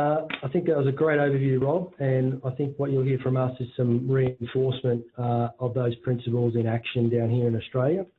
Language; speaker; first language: English; native; English